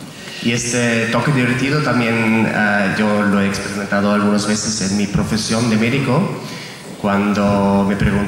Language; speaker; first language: Spanish; non-native, fluent; German